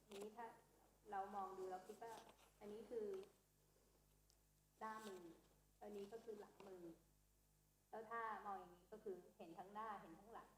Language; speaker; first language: Thai; non-native, fluent; English